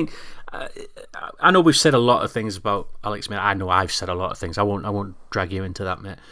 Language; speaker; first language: English; native; English